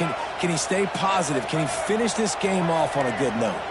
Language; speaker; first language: English; native; English